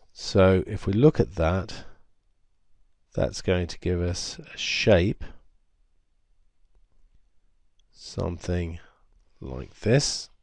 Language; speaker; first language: English; native; English